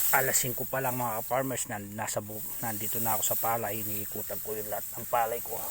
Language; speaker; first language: Filipino; non-native, local second language; Pampanga